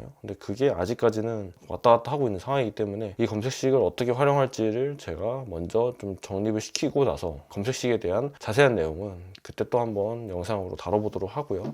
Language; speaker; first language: Korean; native; Korean